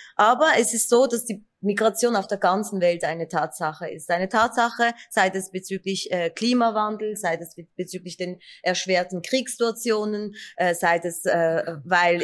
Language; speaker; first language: German; early bilingual, other home language; Kurdish